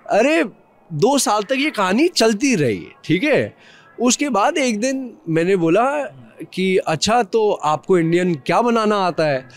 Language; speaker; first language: Hindi; native; Hindi